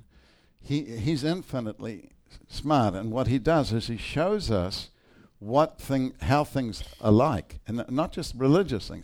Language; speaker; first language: English; native; English